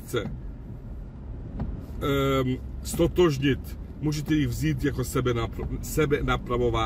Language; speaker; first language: Czech; non-native, fluent; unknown